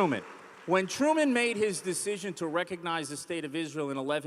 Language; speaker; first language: English; native; English